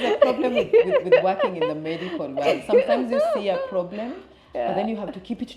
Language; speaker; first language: English; native; English